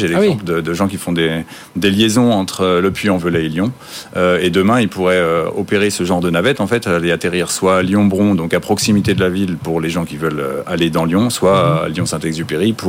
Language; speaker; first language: French; native; French